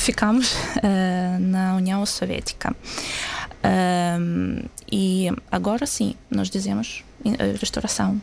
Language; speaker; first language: Portuguese; non-native, fluent; Ukrainian